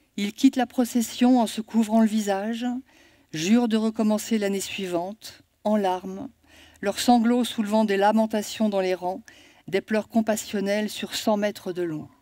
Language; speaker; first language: French; native; French